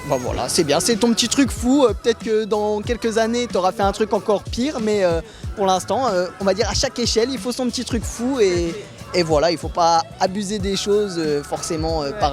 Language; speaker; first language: French; native; French